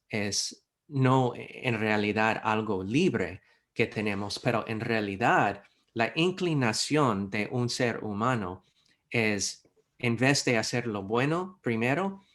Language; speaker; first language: Spanish; non-native, fluent; English